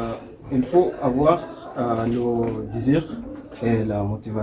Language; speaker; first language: French; non-native, learner; Arabic